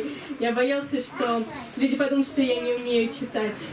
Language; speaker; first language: Russian; native; Russian